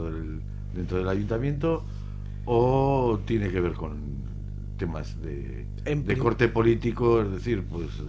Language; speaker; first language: Spanish; native; Spanish